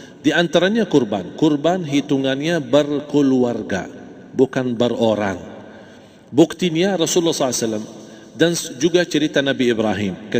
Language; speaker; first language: Malay; non-native, fluent; Arabic